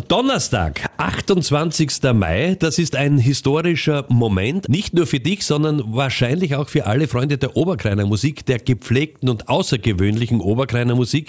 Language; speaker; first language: German; native; German